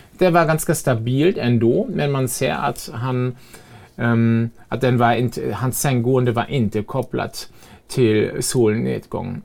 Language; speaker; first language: Swedish; non-native, fluent; German